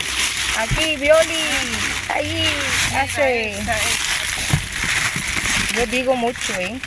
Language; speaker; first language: Spanish; non-native, learner; Filipino